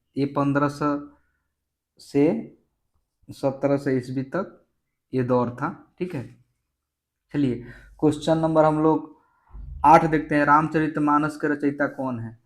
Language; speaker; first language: Hindi; native; Hindi